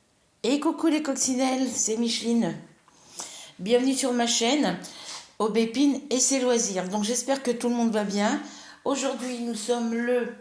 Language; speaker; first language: French; native; French